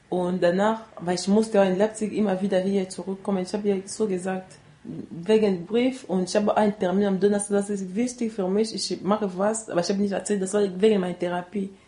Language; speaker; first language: German; non-native, learner; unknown